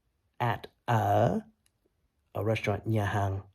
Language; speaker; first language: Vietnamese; early bilingual, heritage; Vietnamese